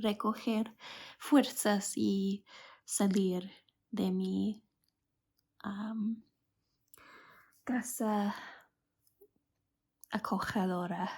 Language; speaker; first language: Spanish; non-native, fluent; English